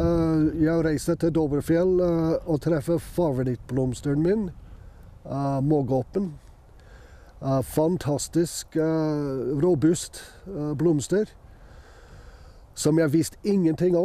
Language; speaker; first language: Norwegian; non-native, fluent; English